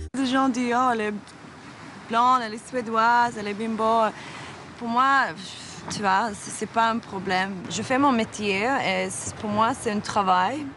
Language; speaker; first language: French; non-native, fluent; Swedish